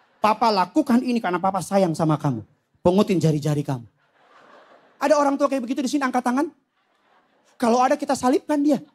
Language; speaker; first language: Indonesian; native; Indonesian